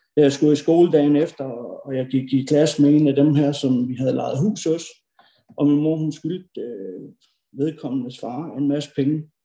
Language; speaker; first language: Danish; early bilingual, other home language; Norwegian